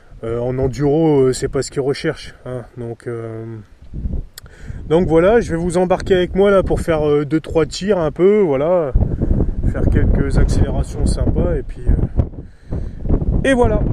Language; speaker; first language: French; native; French